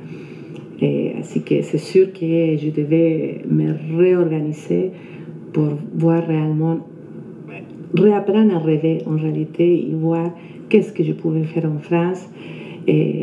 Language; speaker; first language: French; non-native, fluent; Spanish